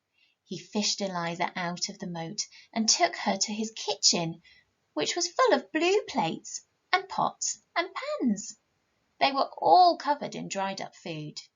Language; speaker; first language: English; native; English